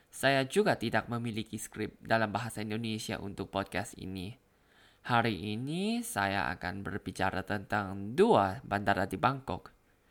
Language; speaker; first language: Indonesian; non-native, learner; Thai